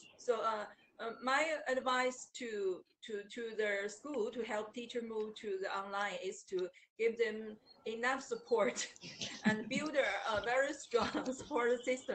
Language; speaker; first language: English; non-native, learner; Chinese